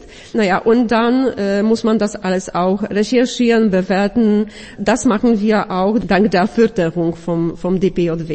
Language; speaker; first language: German; non-native, fluent; Polish